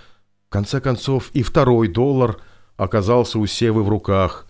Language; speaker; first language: Russian; native; Russian